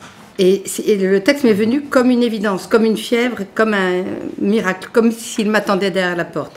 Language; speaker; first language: French; native; French